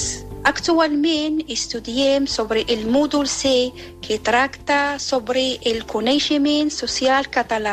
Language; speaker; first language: Catalan; non-native, learner; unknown